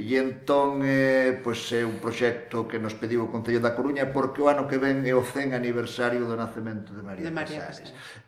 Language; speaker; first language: Galician; native; Galician